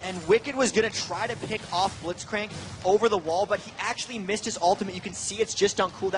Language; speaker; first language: English; native; English